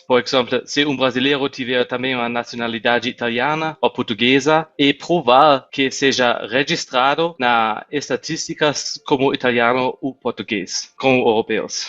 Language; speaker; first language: Portuguese; non-native, fluent; German